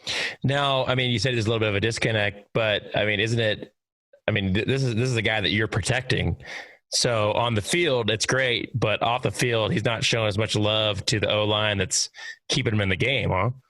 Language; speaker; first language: English; native; English